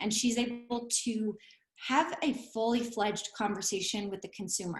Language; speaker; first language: English; native; English